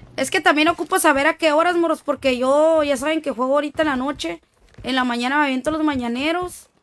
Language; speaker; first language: Spanish; native; Spanish